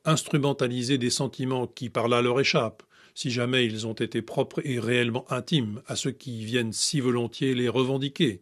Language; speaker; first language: French; native; French